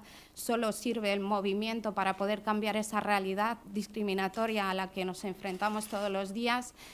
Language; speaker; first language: Spanish; native; Spanish